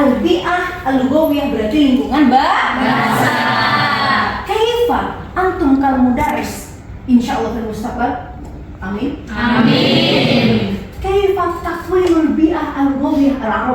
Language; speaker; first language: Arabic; non-native, learner; Indonesian